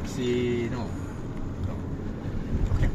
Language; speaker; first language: Japanese; non-native, fluent; Filipino